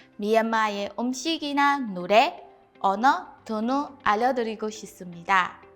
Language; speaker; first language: Korean; non-native, fluent; Burmese